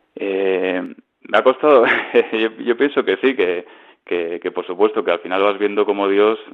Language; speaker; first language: Spanish; native; Spanish